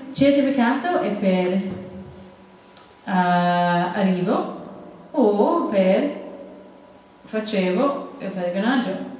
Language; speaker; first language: Italian; non-native, learner; English